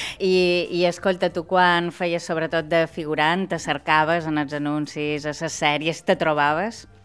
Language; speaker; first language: Catalan; native; Catalan